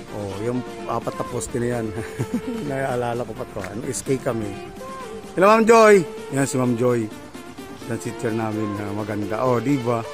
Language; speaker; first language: Filipino; non-native, local second language; Bikol